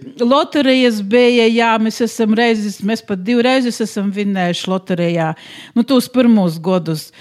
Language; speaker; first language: Latvian; native; Latvian